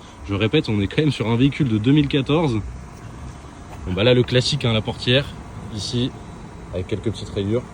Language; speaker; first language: French; native; French